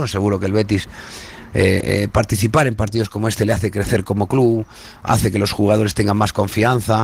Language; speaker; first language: Spanish; native; Spanish